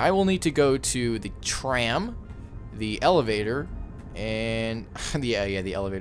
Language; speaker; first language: English; native; English